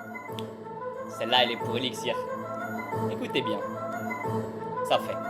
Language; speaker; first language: French; native; French